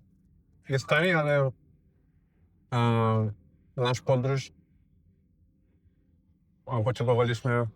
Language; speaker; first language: Polish; non-native, fluent; Portuguese